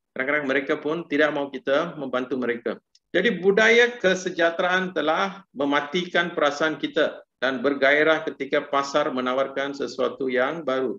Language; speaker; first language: Malay; non-native, local second language; Tamil